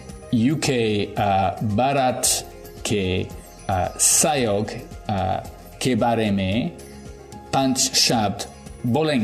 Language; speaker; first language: Hindi; non-native, learner; English